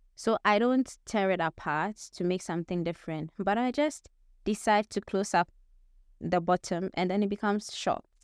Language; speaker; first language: English; non-native, local second language; Akan